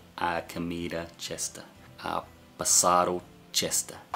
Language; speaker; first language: Portuguese; non-native, learner; English